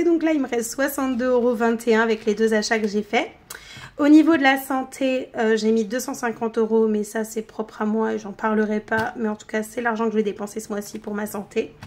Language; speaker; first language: French; native; French